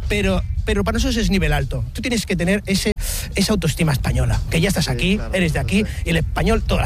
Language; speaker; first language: Spanish; native; Spanish